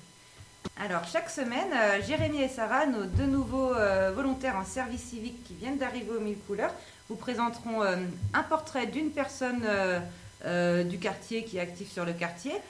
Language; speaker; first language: French; native; French